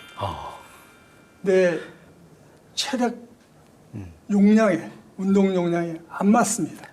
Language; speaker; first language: Korean; native; Korean